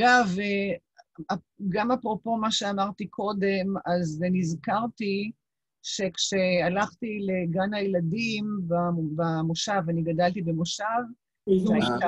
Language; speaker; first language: Hebrew; non-native, local second language; Yiddish